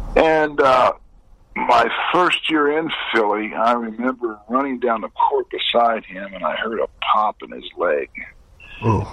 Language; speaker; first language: English; native; English